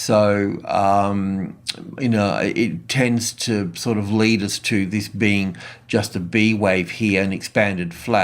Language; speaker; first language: English; native; English